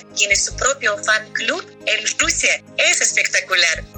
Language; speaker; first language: Spanish; non-native, fluent; Russian